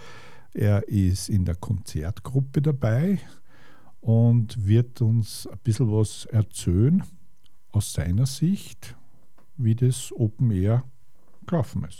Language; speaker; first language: German; native; German